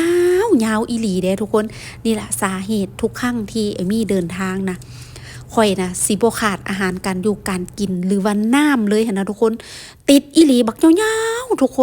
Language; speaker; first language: Thai; non-native, local second language; Lao